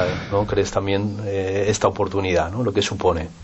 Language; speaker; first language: Spanish; native; Spanish